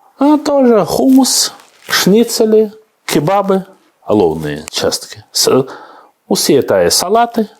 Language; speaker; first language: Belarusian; non-native, learner; Russian